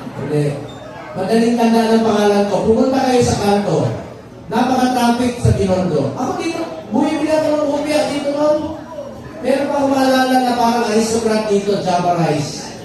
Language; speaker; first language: Filipino; non-native, local second language; Cebuano